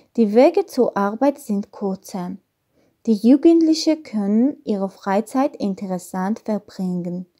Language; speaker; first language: German; non-native, learner; Armenian